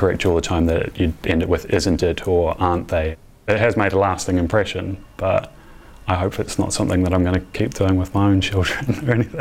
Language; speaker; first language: English; native; English